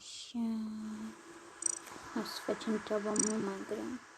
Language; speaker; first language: Romanian; native; Romanian